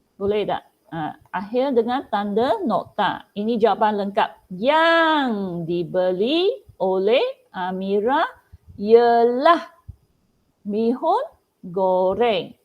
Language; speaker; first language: Malay; non-native, local second language; Chinese